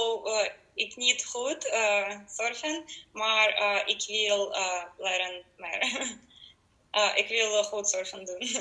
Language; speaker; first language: Dutch; non-native, learner; Russian